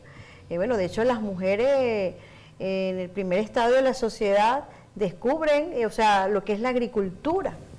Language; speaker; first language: Spanish; native; Spanish